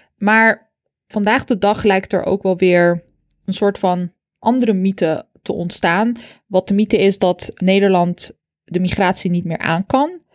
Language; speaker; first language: Dutch; early bilingual, other home language; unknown